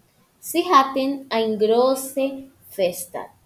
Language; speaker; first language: German; non-native, learner; Spanish